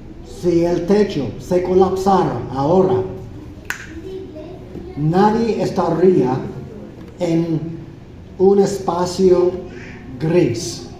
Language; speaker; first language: Spanish; non-native, fluent; English